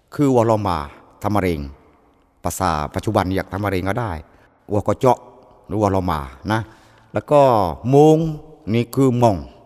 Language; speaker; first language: Thai; non-native, local second language; Pattani Malay